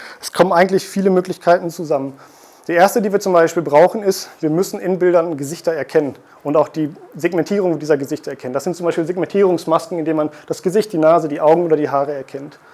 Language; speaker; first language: German; native; German